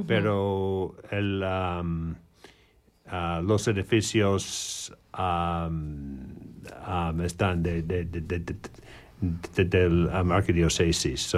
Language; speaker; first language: Spanish; non-native, learner; English